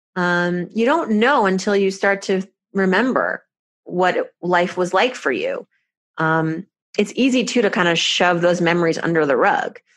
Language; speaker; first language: English; early bilingual, other home language; Persian